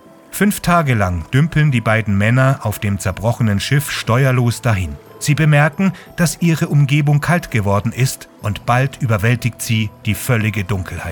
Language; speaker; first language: German; native; German